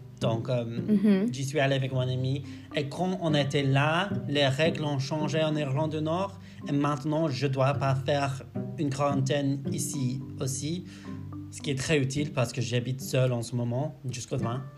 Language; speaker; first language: French; non-native, learner; English